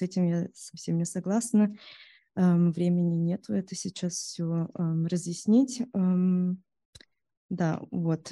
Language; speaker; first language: Russian; early bilingual, heritage; Russian